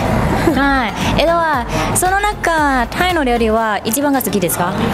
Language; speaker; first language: Japanese; non-native, learner; Thai